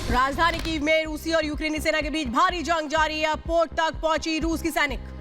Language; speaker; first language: Hindi; native; Hindi